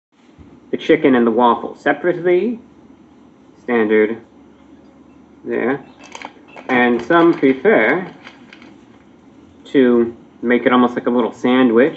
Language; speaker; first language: English; native; English